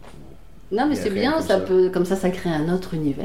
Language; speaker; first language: French; native; French